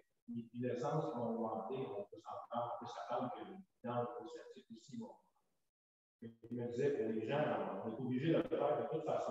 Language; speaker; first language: French; native; French